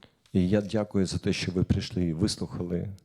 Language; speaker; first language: Ukrainian; non-native, local second language; Russian